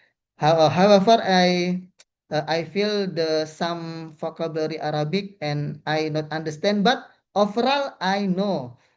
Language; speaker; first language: English; non-native, learner; Indonesian